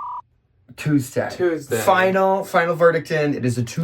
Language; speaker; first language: English; native; English